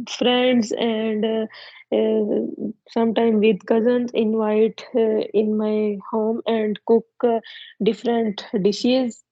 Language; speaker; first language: English; non-native, learner; Punjabi